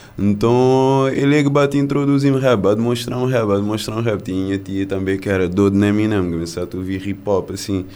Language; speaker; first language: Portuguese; non-native, local second language; Kabuverdianu